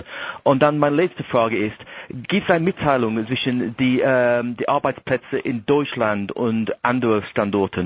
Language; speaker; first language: German; non-native, learner; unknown